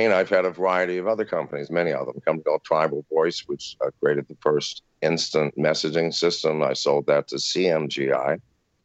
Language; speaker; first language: English; native; English